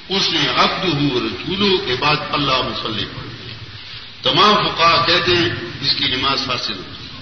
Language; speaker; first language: Urdu; non-native, local second language; Pashto